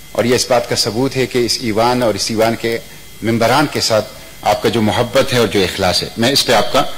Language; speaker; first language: Urdu; non-native, local second language; Pashto